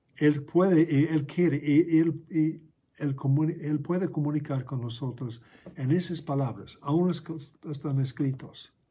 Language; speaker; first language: Spanish; non-native, fluent; English